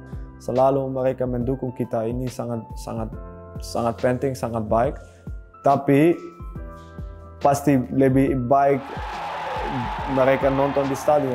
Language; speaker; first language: Indonesian; non-native, learner; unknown